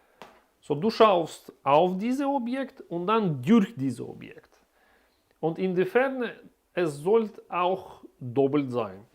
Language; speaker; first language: German; non-native, learner; Russian